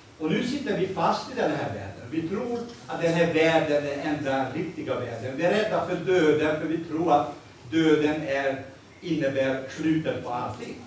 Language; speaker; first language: Swedish; non-native, fluent; Hungarian